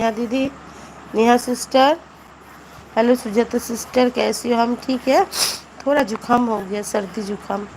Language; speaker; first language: Hindi; non-native, local second language; Bangla